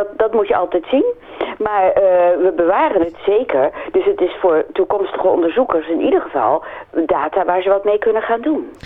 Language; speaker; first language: Dutch; native; Dutch